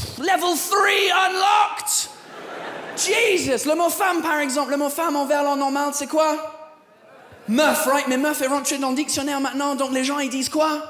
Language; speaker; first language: French; non-native, fluent; English